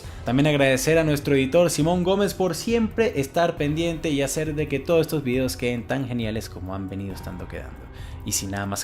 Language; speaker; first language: Spanish; native; Spanish